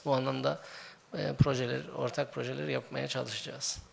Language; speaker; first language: Turkish; native; Turkish